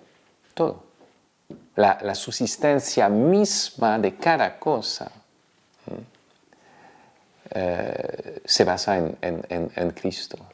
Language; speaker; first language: Spanish; non-native, fluent; French